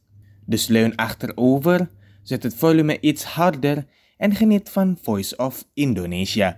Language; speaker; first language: Dutch; non-native, fluent; Indonesian